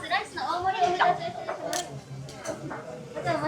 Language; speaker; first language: Japanese; native; Japanese